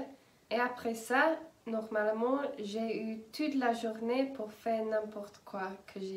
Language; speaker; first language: French; non-native, learner; English